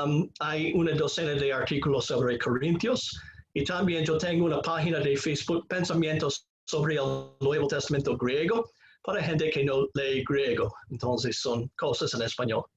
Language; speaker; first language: Spanish; non-native, fluent; English